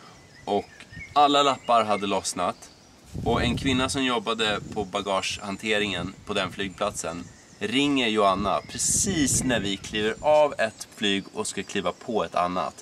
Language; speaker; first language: Swedish; native; Swedish